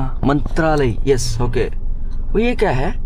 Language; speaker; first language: Hindi; non-native, learner; Kannada